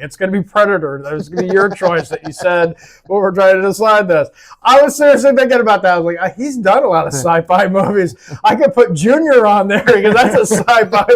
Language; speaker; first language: English; native; English